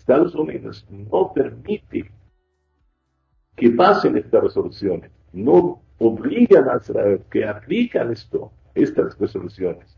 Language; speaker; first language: Spanish; non-native, fluent; Arabic